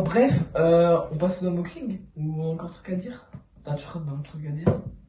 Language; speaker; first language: French; native; French